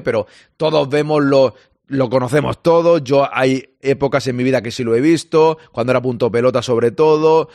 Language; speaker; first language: Spanish; native; Spanish